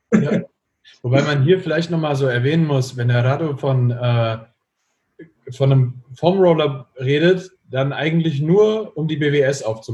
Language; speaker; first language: German; native; German